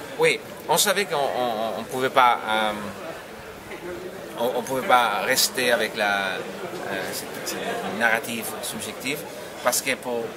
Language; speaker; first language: French; non-native, fluent; Spanish